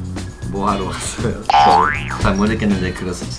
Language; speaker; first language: Korean; non-native, fluent; German